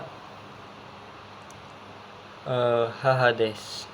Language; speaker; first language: Japanese; non-native, learner; Indonesian